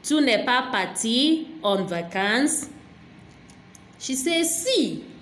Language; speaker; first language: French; non-native, fluent; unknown